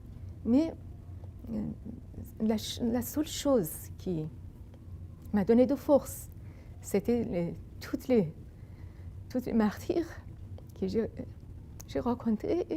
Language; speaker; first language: French; non-native, fluent; Persian